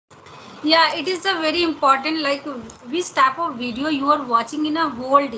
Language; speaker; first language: English; non-native, learner; Hindi